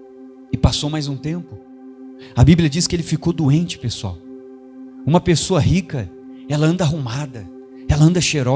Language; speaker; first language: Portuguese; native; Portuguese